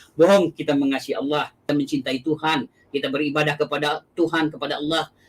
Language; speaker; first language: Indonesian; non-native, local second language; Achinese